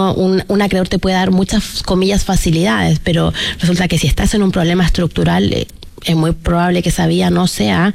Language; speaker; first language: Spanish; native; Spanish